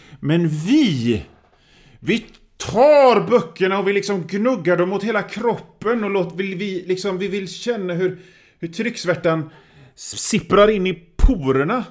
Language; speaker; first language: Swedish; native; Swedish